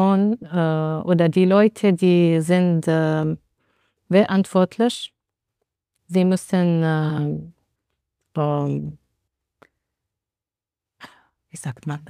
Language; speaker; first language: German; non-native, learner; Arabic